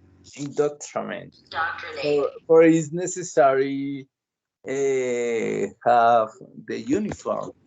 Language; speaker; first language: English; non-native, learner; Spanish